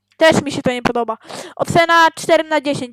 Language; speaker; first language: Polish; native; Polish